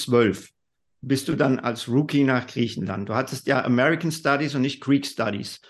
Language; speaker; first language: German; native; German